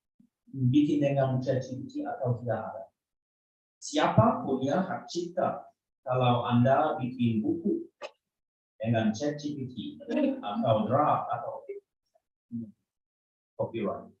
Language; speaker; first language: Indonesian; non-native, learner; German